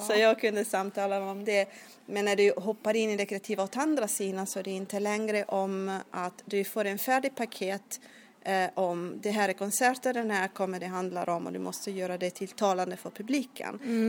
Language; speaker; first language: Swedish; non-native, fluent; Italian